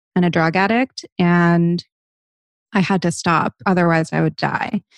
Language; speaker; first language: English; native; English